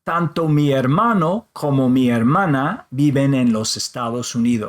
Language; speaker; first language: Spanish; non-native, fluent; English